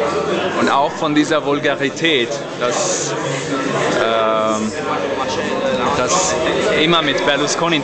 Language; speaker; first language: German; non-native, fluent; Italian